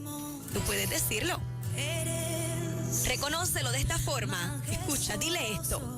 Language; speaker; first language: Spanish; native; Spanish